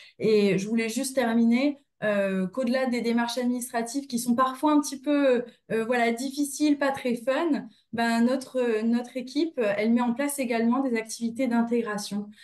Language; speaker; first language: French; native; French